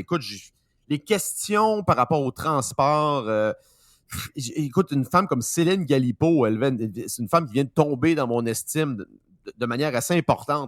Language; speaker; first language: French; native; French